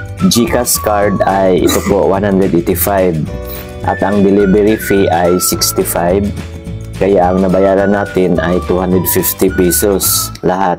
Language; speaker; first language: Filipino; native; Filipino